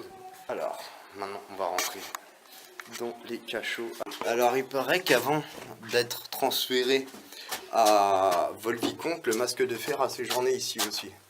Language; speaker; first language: French; native; French